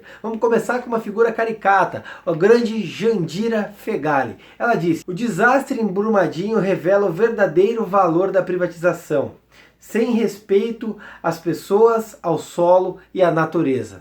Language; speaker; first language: Portuguese; native; Portuguese